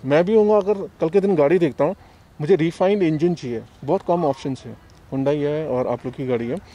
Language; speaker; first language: Hindi; native; Hindi